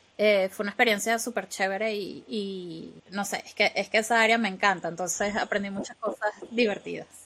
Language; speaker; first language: Spanish; native; Spanish